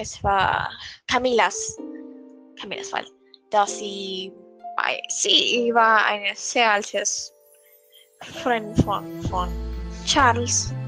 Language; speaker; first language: German; non-native, learner; Spanish